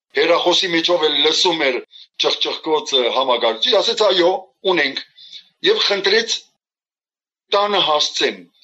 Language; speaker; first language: Armenian; early bilingual, heritage; Armenian